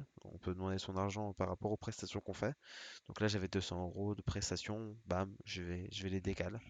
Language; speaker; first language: French; native; French